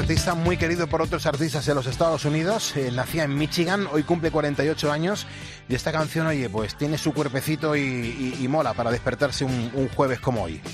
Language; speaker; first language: Spanish; native; Spanish